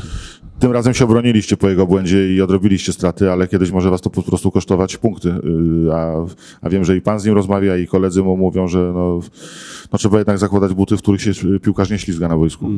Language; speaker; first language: Polish; native; Polish